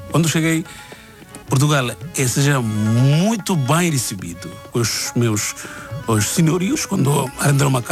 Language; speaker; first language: Portuguese; non-native, learner; Bangla